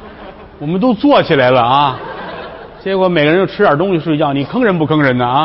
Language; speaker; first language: Chinese; native; Chinese